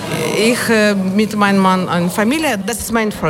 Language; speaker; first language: German; non-native, learner; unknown